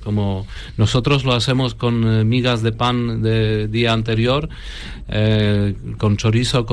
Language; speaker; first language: Spanish; non-native, fluent; Polish